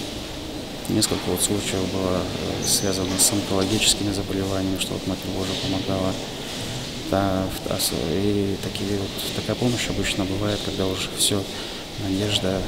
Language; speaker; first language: Russian; native; Russian